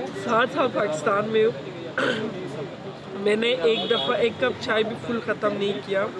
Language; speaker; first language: Hindi; non-native, learner; Turkish